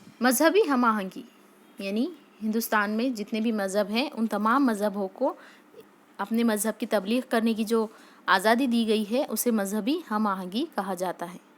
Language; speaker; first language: Urdu; native; Urdu